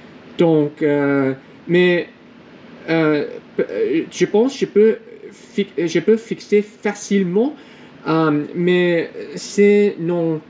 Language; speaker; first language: French; non-native, learner; English